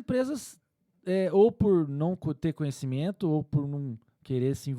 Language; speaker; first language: Portuguese; native; Portuguese